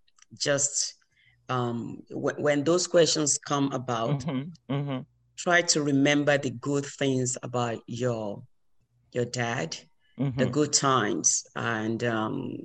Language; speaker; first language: English; non-native, local second language; Yoruba